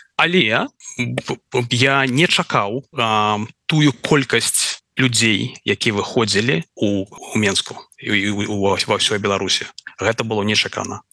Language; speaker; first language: Belarusian; non-native, local second language; Russian